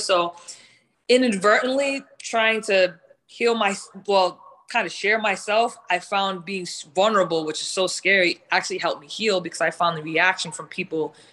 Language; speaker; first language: English; native; English